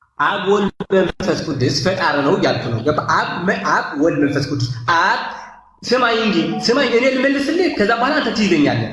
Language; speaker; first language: Amharic; non-native, local second language; Tigrinya